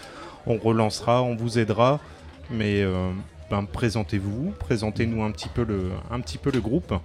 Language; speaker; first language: French; native; French